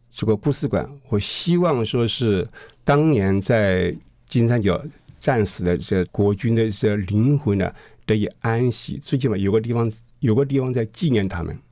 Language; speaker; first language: Chinese; early bilingual, heritage; Chinese